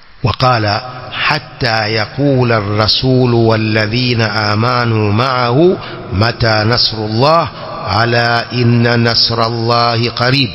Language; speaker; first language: Arabic; non-native, fluent; Swahili